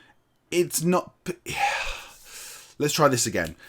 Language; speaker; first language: English; native; English